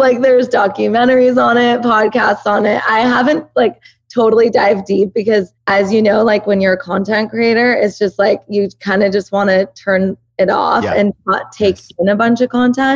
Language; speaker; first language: English; early bilingual, other home language; Persian